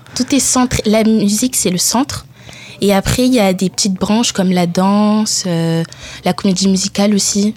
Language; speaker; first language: French; early bilingual, other home language; Italian